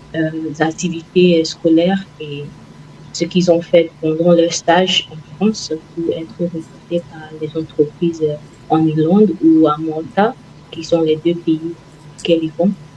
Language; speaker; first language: French; non-native, fluent; Igbo